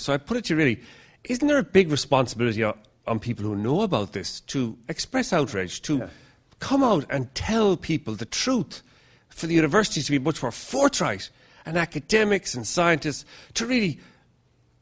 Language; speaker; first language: English; native; English